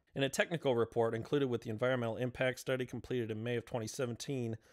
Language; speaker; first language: English; native; English